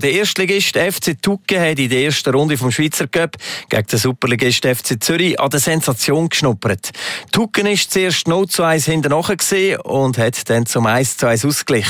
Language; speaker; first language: German; native; German